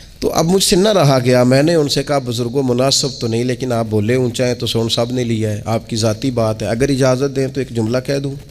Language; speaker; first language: Urdu; non-native, local second language; Punjabi